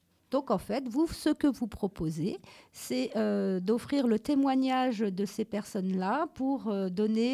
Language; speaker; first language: French; native; French